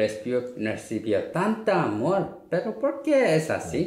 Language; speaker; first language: Spanish; non-native, learner; Korean